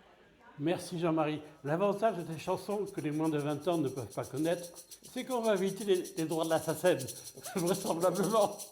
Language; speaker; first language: French; native; French